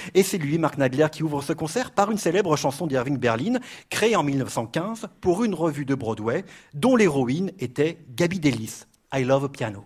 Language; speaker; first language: French; native; French